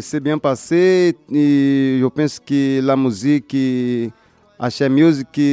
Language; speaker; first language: French; non-native, learner; Portuguese